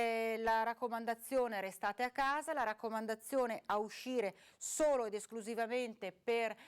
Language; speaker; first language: Italian; native; Italian